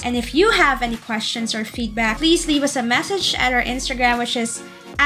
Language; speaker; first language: English; non-native, local second language; Cebuano